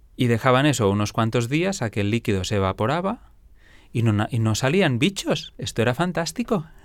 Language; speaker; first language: Spanish; non-native, local second language; Catalan